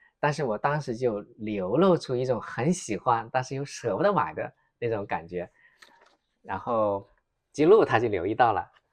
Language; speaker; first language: Chinese; native; Chinese